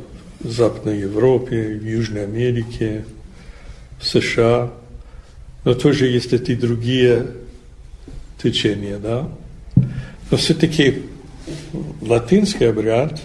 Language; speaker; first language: Russian; non-native, fluent; English